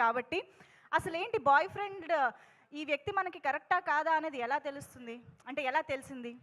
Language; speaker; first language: Telugu; native; Telugu